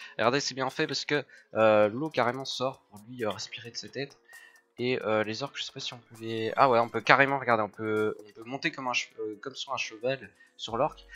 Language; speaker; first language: French; native; French